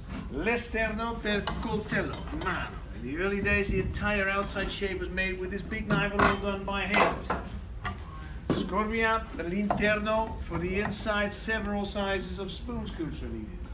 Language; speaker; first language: English; non-native, fluent; Dutch